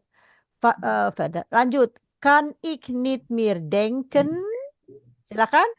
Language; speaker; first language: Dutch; non-native, fluent; Indonesian